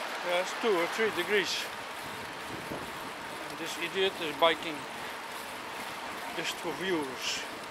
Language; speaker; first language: English; non-native, learner; Dutch